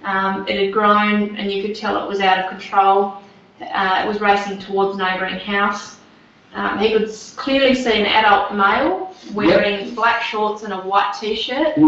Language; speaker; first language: English; native; English